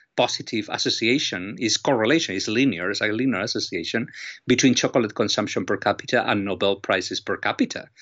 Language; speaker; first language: English; non-native, fluent; Spanish